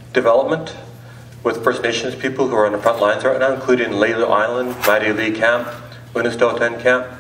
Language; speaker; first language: English; native; English